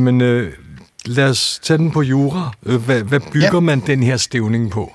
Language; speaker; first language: Danish; native; Danish